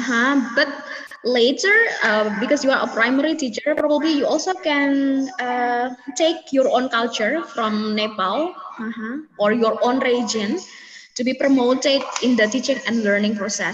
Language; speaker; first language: English; non-native, fluent; Indonesian